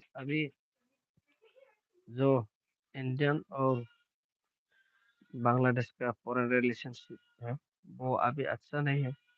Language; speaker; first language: Hindi; non-native, local second language; Bodo